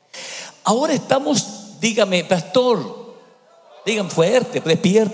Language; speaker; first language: Spanish; native; Spanish